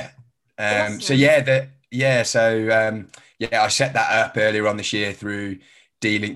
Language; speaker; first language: English; native; English